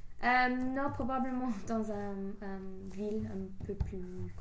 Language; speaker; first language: French; non-native, learner; English